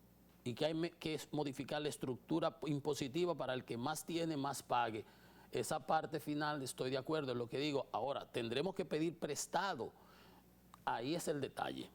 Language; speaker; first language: Spanish; native; Spanish